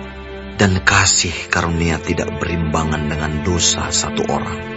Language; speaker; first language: Indonesian; native; Indonesian